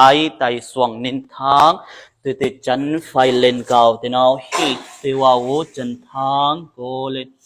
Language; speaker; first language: Vietnamese; non-native, learner; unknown